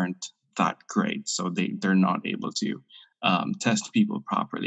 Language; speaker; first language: English; non-native, local second language; Filipino